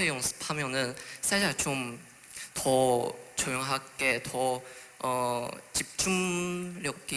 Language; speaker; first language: Korean; non-native, learner; Chinese